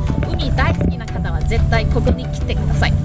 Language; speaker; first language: Japanese; non-native, learner; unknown